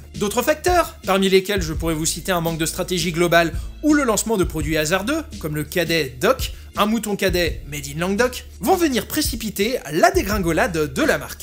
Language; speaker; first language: French; native; French